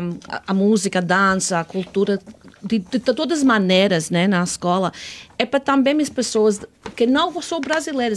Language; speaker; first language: Portuguese; non-native, fluent; English